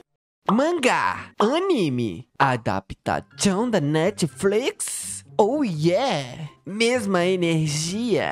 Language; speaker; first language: Portuguese; native; Portuguese